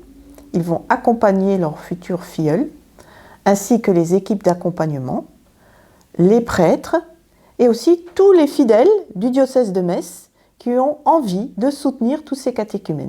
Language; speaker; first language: French; native; French